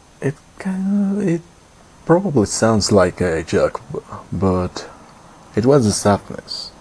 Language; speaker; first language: English; non-native, learner; Spanish